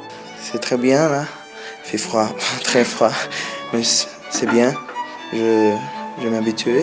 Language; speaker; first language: French; non-native, fluent; Portuguese